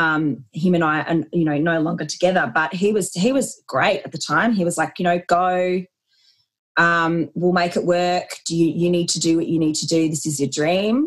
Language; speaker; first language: English; native; English